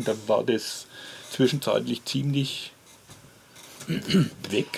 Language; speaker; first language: German; native; German